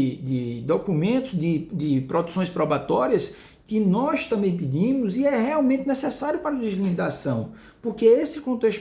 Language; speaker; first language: Portuguese; native; Portuguese